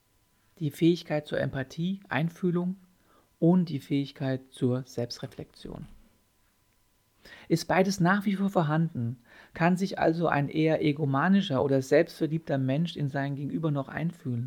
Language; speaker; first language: German; native; German